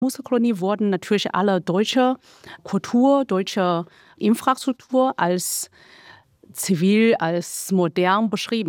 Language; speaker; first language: German; non-native, fluent; Chinese